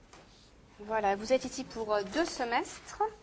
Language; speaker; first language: French; native; French